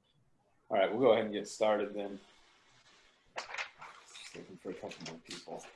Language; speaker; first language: English; native; English